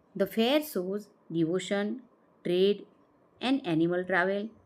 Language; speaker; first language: English; non-native, local second language; Gujarati